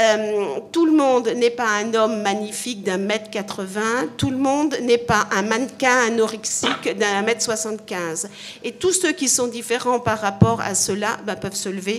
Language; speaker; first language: French; native; French